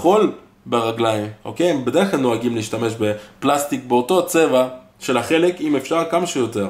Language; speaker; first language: Hebrew; native; Hebrew